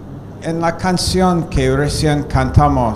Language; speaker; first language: Spanish; non-native, fluent; English